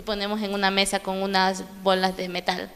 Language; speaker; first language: Spanish; native; Spanish